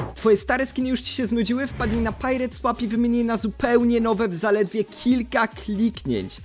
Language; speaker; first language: Polish; native; Polish